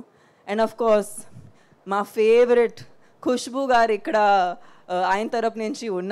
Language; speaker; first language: Telugu; non-native, fluent; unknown